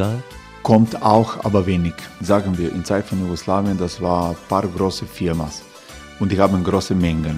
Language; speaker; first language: German; non-native, learner; Croatian